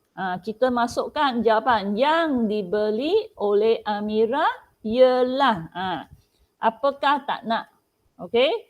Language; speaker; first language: Malay; non-native, local second language; Chinese